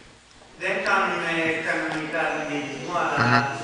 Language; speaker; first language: Greek; non-native, learner; English